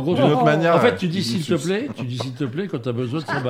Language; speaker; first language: French; native; French